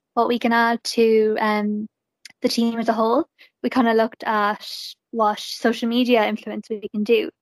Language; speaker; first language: English; native; English